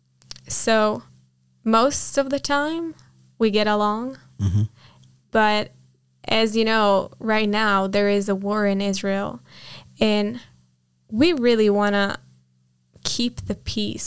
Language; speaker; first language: English; non-native, fluent; Hebrew